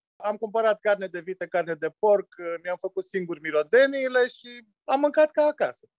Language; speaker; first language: Romanian; native; Romanian